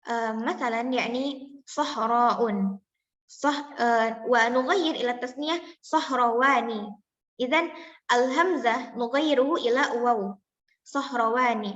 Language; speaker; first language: Arabic; non-native, learner; Indonesian